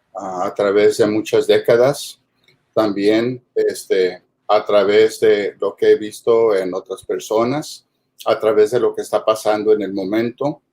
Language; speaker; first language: Spanish; early bilingual, heritage; Spanish